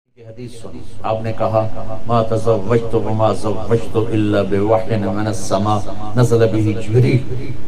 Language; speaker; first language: Urdu; non-native, local second language; Punjabi